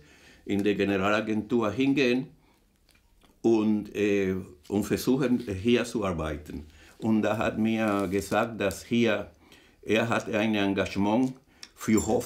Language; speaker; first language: German; non-native, fluent; Spanish